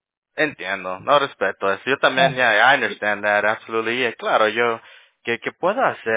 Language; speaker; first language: Spanish; early bilingual, heritage; Spanish